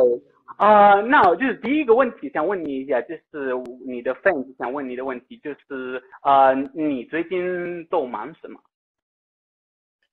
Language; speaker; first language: Chinese; non-native, fluent; Italian